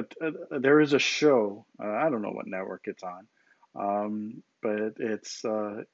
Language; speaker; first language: English; native; English